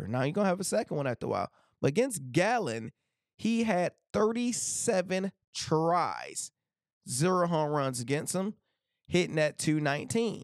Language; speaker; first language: English; native; English